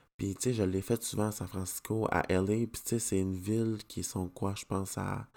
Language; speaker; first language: French; native; French